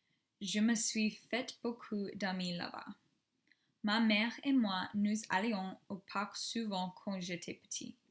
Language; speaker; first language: French; non-native, learner; English